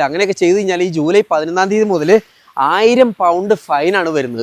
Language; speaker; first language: Malayalam; native; Malayalam